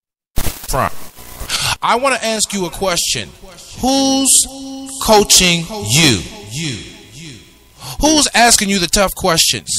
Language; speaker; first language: English; native; English